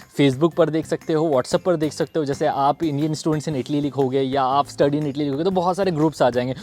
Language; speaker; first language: Hindi; native; Hindi